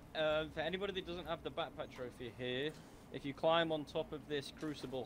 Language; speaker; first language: English; native; English